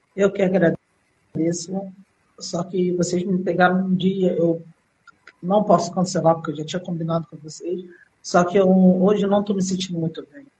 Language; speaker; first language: Portuguese; early bilingual, other home language; Arabic